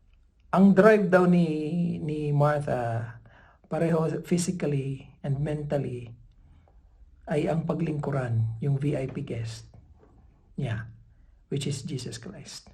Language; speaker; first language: Filipino; native; Filipino